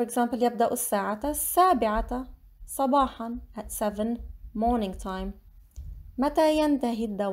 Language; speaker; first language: Arabic; non-native, fluent; English